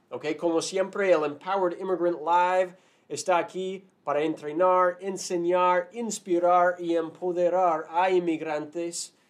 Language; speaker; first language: Spanish; non-native, fluent; English